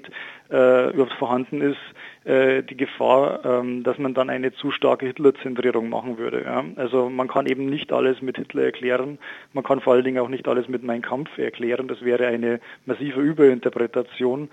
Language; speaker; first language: German; native; German